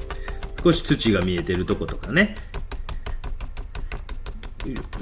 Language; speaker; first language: Japanese; native; Japanese